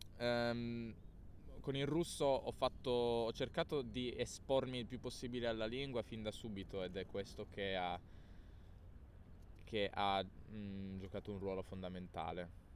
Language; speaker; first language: Italian; native; Italian